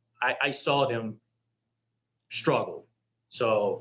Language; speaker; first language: English; native; English